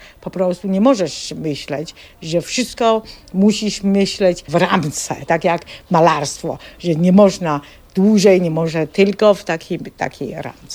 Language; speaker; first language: Polish; non-native, fluent; Chinese